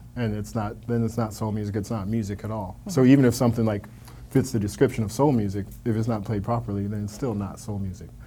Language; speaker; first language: English; native; English